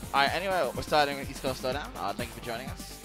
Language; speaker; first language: English; native; English